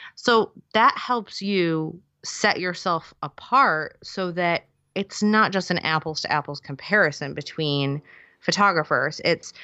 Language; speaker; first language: English; native; English